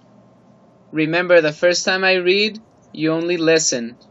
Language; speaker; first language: English; non-native, fluent; Spanish